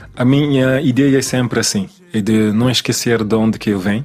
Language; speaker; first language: Portuguese; non-native, learner; Kabuverdianu